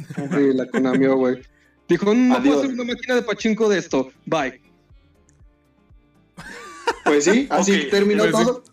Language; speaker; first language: Spanish; native; Spanish